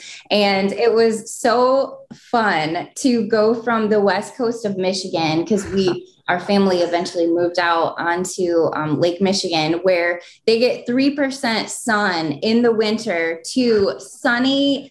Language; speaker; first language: English; native; English